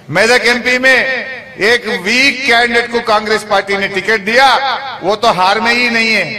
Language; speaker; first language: Hindi; non-native, local second language; Telugu